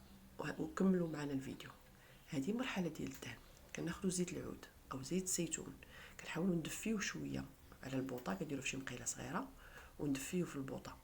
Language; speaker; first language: Arabic; native; Arabic